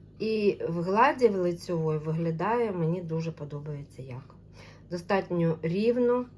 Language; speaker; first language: Ukrainian; non-native, local second language; Russian